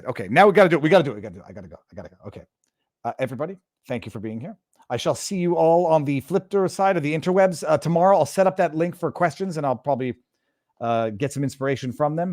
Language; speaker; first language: English; native; English